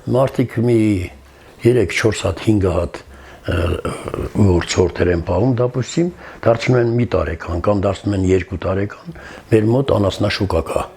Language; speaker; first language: Armenian; non-native, local second language; Kurdish